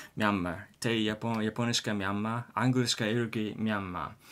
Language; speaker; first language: Lithuanian; non-native, learner; Japanese